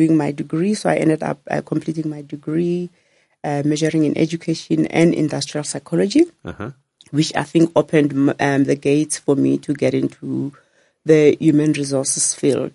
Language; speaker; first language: English; non-native, local second language; Northern Sotho